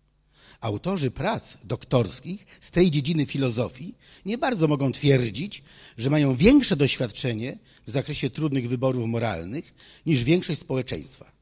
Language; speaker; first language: Polish; native; Polish